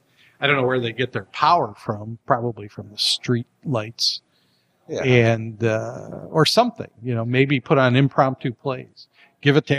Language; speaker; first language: English; native; English